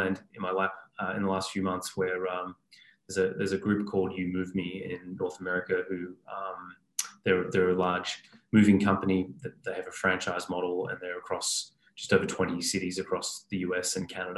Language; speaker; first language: English; native; English